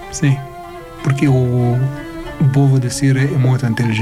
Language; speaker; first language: Portuguese; non-native, fluent; Arabic